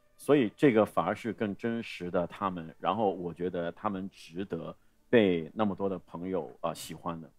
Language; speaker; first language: Chinese; non-native, local second language; Cantonese